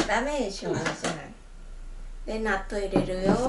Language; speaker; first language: Japanese; non-native, learner; Vietnamese